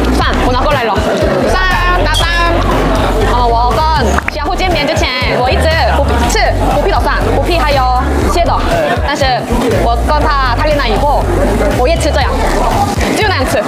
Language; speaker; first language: Chinese; non-native, learner; Korean